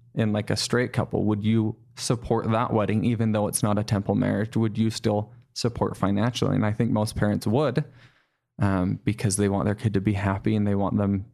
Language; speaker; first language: English; native; English